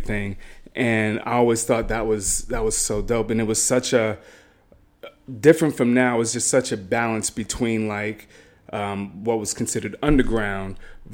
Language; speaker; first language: English; native; English